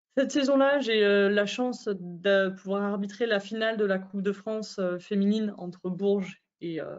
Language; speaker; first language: French; native; French